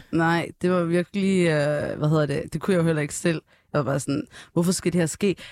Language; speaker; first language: Danish; early bilingual, other home language; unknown